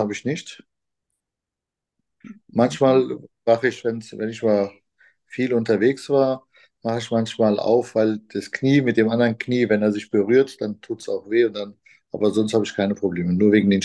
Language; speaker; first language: German; non-native, fluent; Turkish